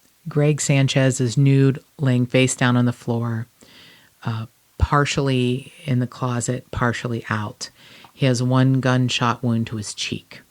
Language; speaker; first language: English; native; English